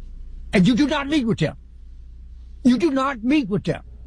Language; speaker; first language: English; native; English